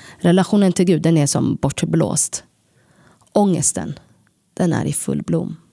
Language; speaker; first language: Swedish; early bilingual, other home language; Tigrinya